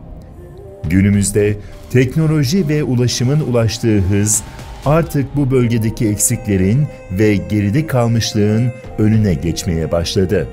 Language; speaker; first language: Turkish; native; Turkish